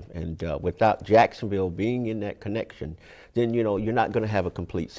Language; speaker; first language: English; native; English